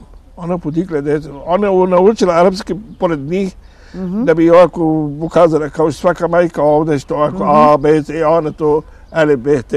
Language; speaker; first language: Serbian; non-native, fluent; Arabic